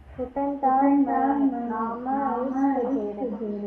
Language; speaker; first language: German; non-native, learner; Tamil